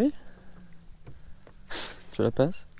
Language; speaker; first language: French; native; French